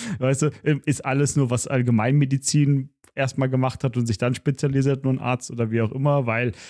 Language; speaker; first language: German; native; German